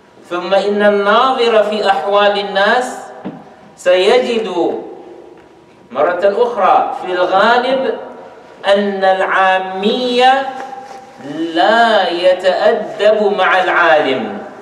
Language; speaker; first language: Arabic; non-native, fluent; English